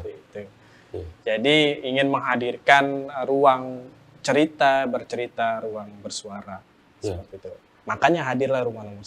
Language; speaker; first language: Indonesian; native; Indonesian